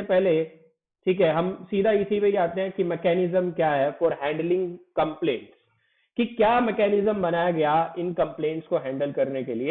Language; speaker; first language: Hindi; native; Hindi